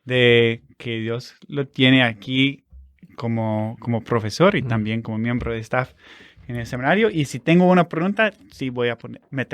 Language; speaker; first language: Spanish; non-native, fluent; English